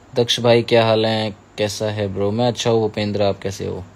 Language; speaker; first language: Hindi; native; Hindi